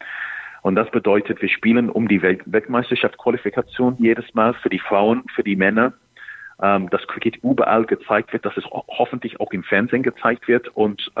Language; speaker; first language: German; non-native, fluent; English